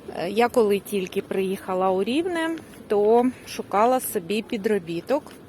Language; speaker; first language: Ukrainian; native; Ukrainian